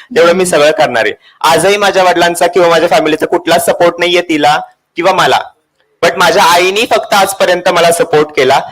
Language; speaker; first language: Marathi; native; Marathi